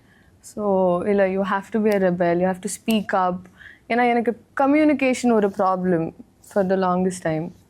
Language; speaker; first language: Tamil; non-native, learner; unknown